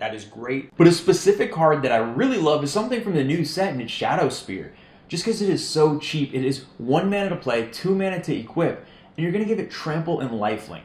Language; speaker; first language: English; native; English